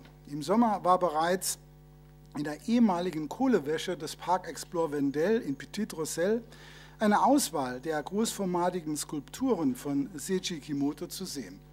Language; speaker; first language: German; native; German